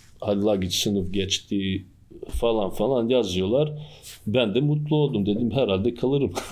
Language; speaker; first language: Turkish; non-native, fluent; Serbian